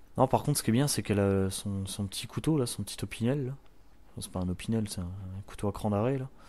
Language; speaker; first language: French; native; French